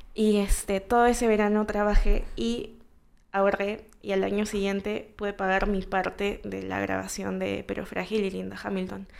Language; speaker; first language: Spanish; native; Spanish